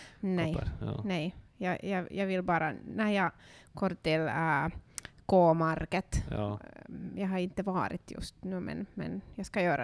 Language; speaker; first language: Swedish; non-native, local second language; Finnish